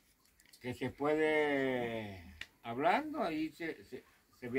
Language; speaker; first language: Spanish; native; Spanish